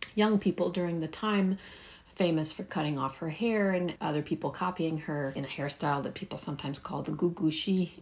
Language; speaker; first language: English; early bilingual, heritage; Persian